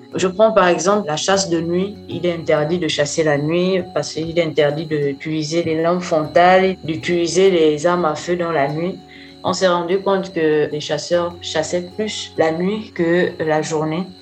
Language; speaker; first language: French; non-native, local second language; Fang